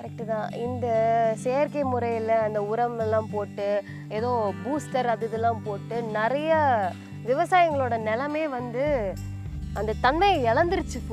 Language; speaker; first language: Tamil; native; Tamil